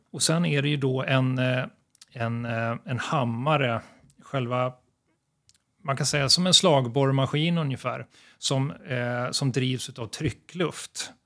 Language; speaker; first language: Swedish; native; Swedish